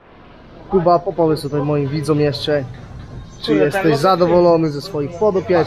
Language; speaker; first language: Polish; native; Polish